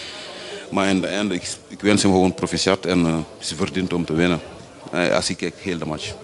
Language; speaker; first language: Dutch; non-native, fluent; French